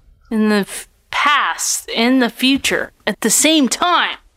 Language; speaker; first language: English; native; English